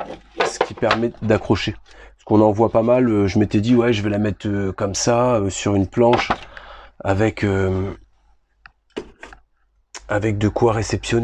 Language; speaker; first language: French; native; French